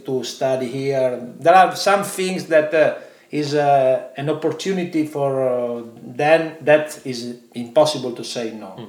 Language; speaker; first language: English; non-native, learner; Italian